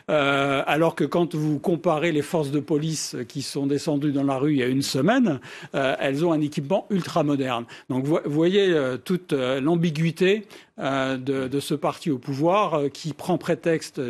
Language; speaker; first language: French; native; French